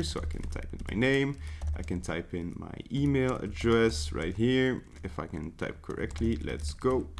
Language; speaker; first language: English; non-native, fluent; Dutch